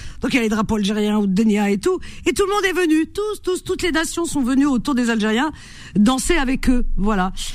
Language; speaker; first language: French; early bilingual, other home language; Arabic